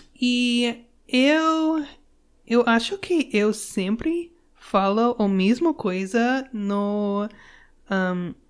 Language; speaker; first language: Portuguese; non-native, learner; English